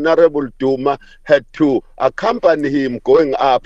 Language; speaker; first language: English; non-native, local second language; Zulu